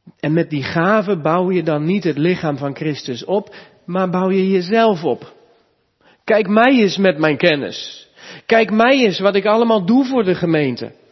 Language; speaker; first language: Dutch; native; Dutch